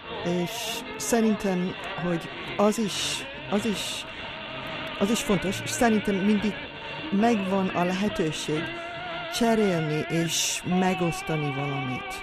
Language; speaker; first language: Hungarian; early bilingual, heritage; Hungarian